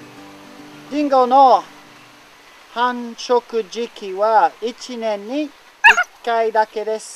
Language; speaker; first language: Japanese; non-native, learner; English